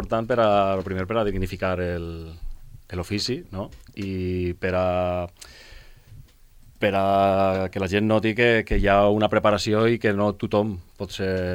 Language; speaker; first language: Catalan; non-native, local second language; Spanish